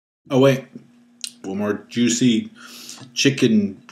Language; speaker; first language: English; native; English